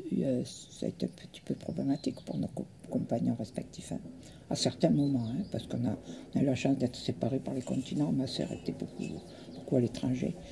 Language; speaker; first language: French; early bilingual, other home language; Italian